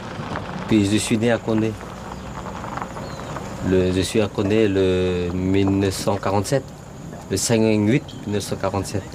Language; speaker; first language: French; non-native, local second language; Vietnamese